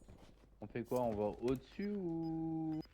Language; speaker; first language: French; native; French